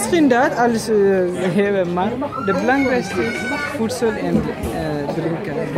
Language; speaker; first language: Dutch; non-native, learner; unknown